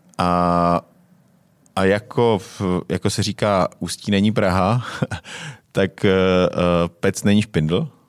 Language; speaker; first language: Czech; native; Czech